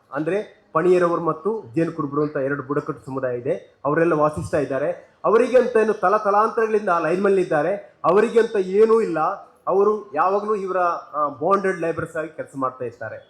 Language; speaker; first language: Kannada; native; Kannada